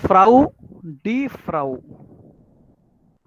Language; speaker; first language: German; non-native, learner; Marathi